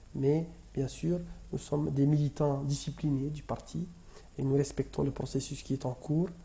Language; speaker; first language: French; non-native, local second language; Arabic